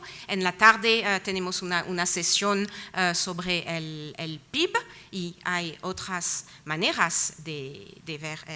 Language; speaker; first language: Spanish; non-native, fluent; French